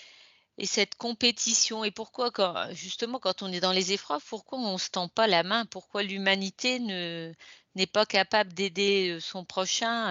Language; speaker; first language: French; native; French